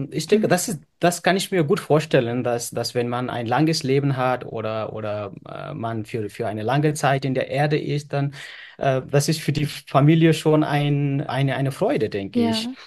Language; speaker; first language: German; non-native, fluent; Nepali